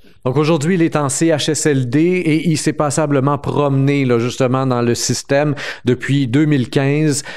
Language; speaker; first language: French; native; French